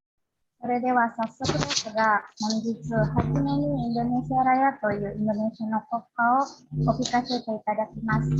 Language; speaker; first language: Japanese; non-native, fluent; Indonesian